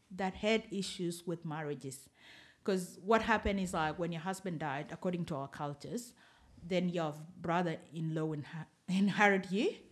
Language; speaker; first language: English; non-native, fluent; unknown